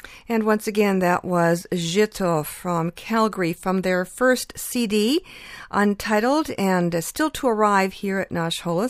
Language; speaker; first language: English; early bilingual, other home language; Ukrainian